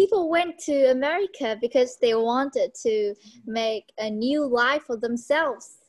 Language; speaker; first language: English; non-native, learner; Vietnamese